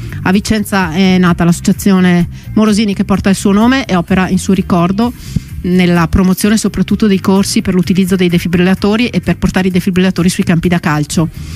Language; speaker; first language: Italian; native; Italian